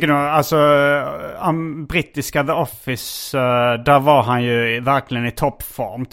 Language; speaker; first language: Swedish; native; Swedish